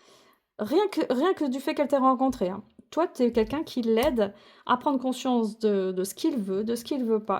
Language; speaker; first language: French; native; French